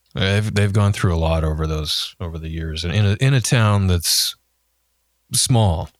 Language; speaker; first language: English; native; English